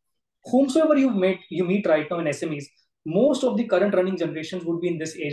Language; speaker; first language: English; non-native, local second language; Gujarati